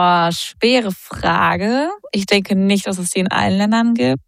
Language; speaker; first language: German; native; German